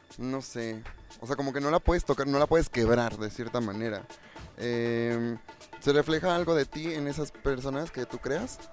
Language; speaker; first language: Spanish; native; Spanish